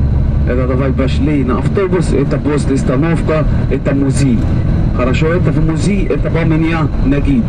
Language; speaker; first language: Russian; non-native, learner; Arabic